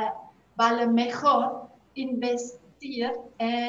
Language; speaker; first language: Spanish; non-native, fluent; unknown